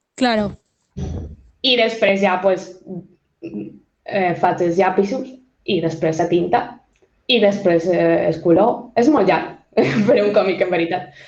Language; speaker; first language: Catalan; non-native, local second language; Spanish